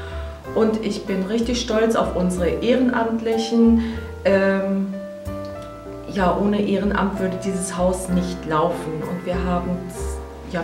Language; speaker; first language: German; native; German